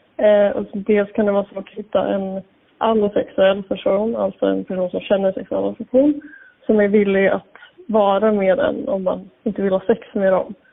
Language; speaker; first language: Swedish; native; Swedish